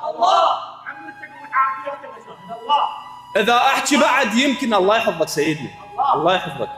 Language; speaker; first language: Arabic; native; Arabic